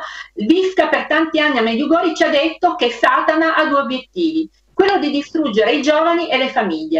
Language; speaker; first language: Italian; native; Italian